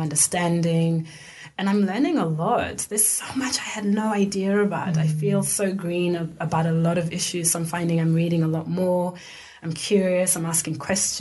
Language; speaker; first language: English; non-native, local second language; Shona